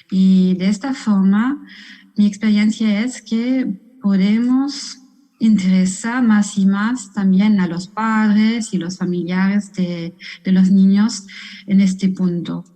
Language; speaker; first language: Spanish; non-native, fluent; German